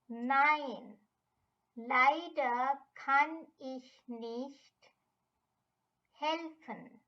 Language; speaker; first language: German; non-native, fluent; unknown